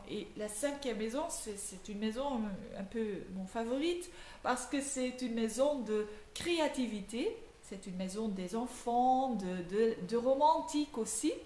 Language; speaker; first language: French; non-native, local second language; Dutch